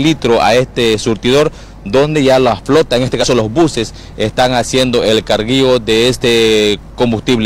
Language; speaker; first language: Spanish; native; Spanish